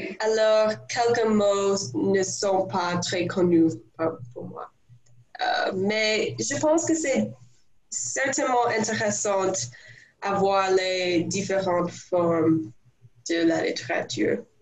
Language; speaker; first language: French; non-native, learner; English